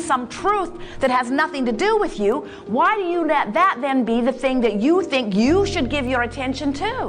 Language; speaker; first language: English; native; English